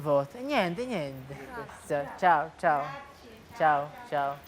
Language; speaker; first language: Italian; non-native, learner; Russian